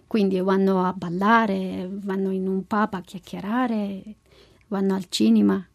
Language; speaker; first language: Italian; non-native, fluent; Mongolian